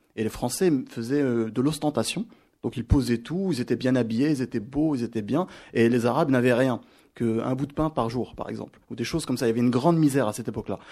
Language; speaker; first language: French; non-native, local second language; Arabic